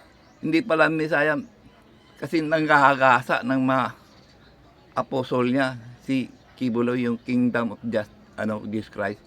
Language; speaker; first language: Filipino; native; Filipino